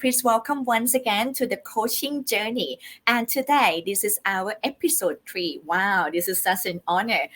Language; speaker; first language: English; non-native, fluent; Thai